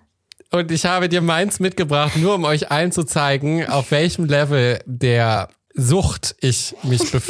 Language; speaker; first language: German; native; German